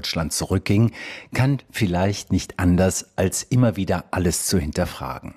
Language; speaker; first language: German; native; German